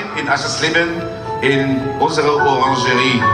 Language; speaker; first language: German; non-native, fluent; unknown